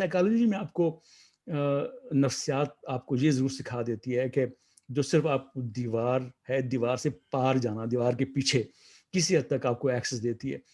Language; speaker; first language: Urdu; non-native, local second language; Saraiki